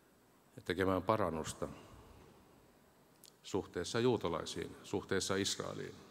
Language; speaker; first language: Finnish; native; Finnish